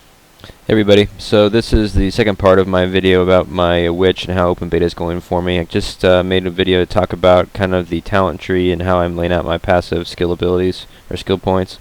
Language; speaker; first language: English; native; English